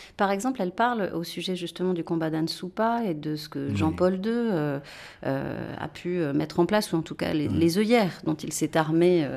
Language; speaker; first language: French; native; French